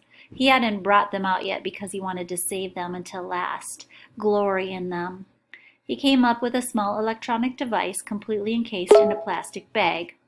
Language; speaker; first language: English; native; English